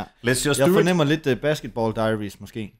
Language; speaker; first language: Danish; native; Danish